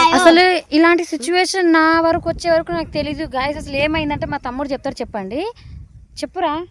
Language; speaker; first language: Telugu; non-native, local second language; Lambadi